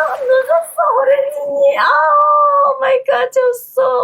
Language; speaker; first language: Korean; native; Korean